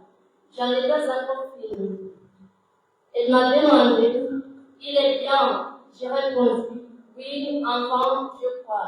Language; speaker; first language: French; non-native, local second language; Comorian